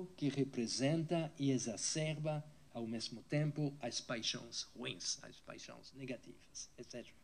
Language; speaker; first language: Portuguese; non-native, fluent; French